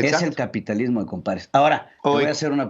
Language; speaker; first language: Spanish; native; Spanish